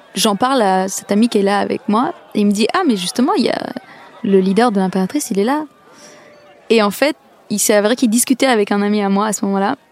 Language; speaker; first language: French; native; French